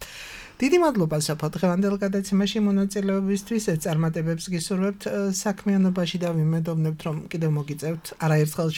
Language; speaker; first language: Georgian; native; Georgian